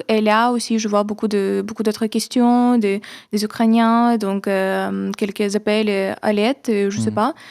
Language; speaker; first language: French; non-native, fluent; Ukrainian